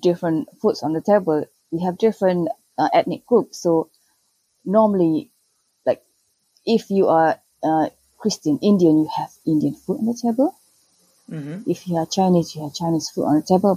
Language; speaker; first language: English; non-native, local second language; Malay